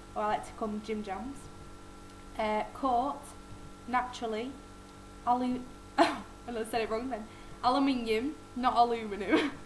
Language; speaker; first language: English; native; English